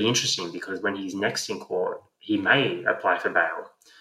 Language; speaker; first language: English; native; English